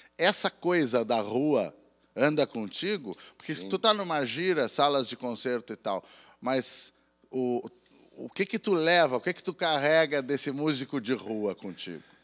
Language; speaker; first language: Portuguese; native; Portuguese